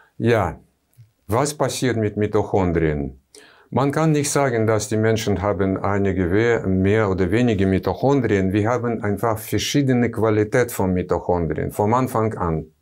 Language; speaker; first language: German; non-native, fluent; Russian